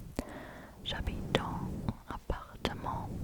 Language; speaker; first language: French; non-native, learner; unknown